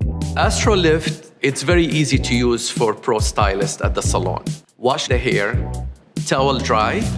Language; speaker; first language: English; non-native, fluent; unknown